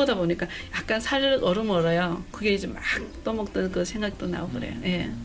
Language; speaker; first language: Korean; early bilingual, heritage; Korean